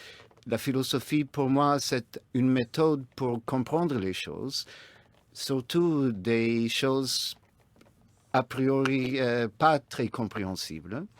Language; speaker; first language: French; non-native, fluent; English